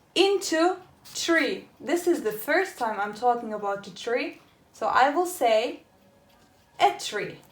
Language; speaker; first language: English; non-native, fluent; Turkish